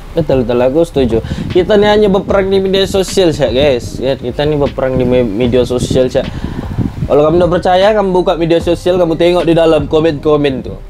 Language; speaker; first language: Malay; native; Malay